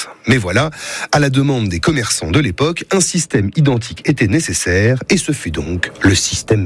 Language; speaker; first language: French; native; French